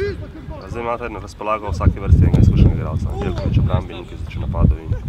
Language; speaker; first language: Slovenian; native; Slovenian